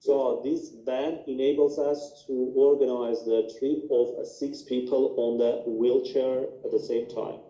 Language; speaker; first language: English; non-native, fluent; Armenian